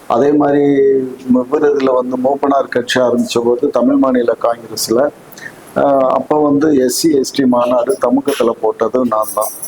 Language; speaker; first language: Tamil; non-native, local second language; Telugu